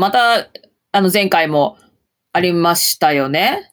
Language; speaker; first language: Japanese; native; Japanese